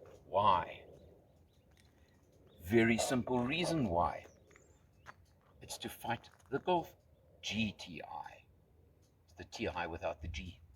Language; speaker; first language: English; native; English